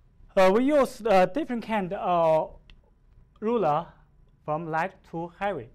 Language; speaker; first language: English; non-native, learner; Chinese